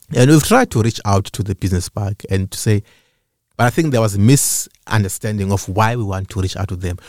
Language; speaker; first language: English; non-native, local second language; Xhosa